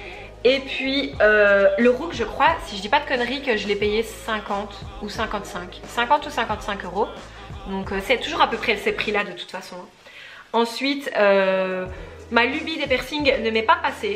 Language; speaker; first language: French; native; French